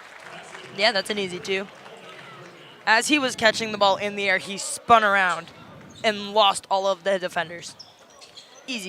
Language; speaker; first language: English; native; English